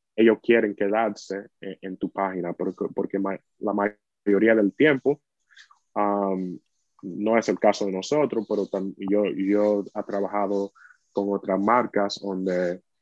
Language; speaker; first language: Spanish; early bilingual, heritage; Spanish